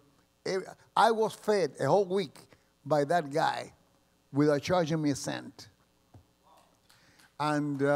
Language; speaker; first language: English; early bilingual, other home language; Spanish